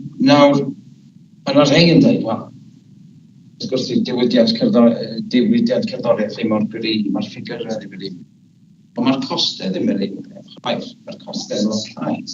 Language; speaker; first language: Welsh; native; Welsh